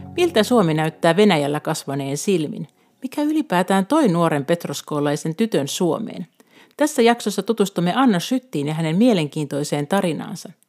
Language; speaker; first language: Finnish; native; Finnish